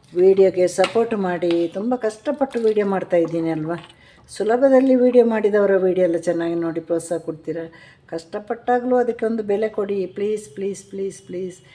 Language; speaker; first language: Kannada; non-native, local second language; Malayalam